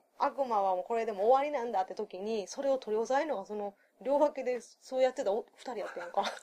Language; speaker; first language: Japanese; native; Japanese